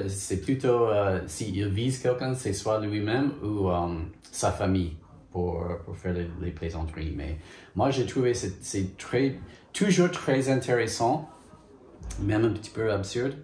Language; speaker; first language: French; non-native, fluent; English